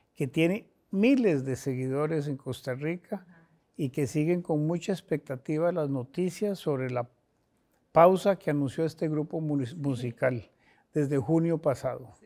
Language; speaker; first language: Spanish; native; Spanish